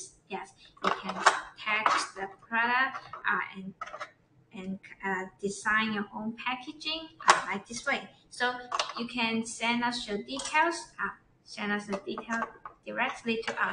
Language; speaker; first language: English; non-native, learner; Chinese